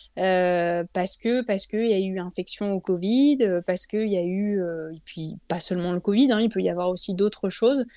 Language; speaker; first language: French; native; French